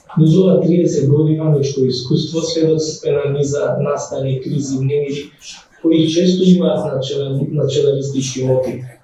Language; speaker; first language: Macedonian; native; Macedonian